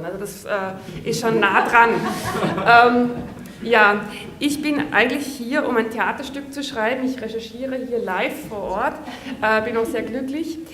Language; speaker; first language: German; native; German